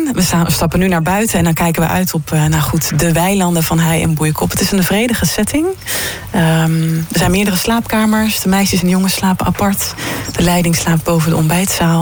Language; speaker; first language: Dutch; native; Dutch